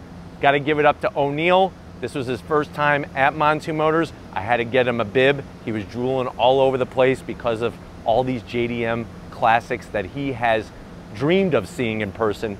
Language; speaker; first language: English; native; English